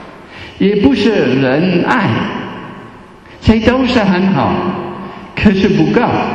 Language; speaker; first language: Chinese; non-native, fluent; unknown